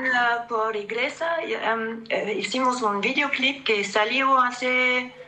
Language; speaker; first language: Spanish; non-native, fluent; French